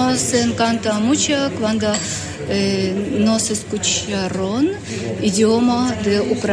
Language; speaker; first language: Spanish; non-native, learner; Ukrainian